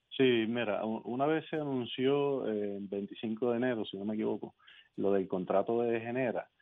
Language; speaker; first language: Spanish; native; Spanish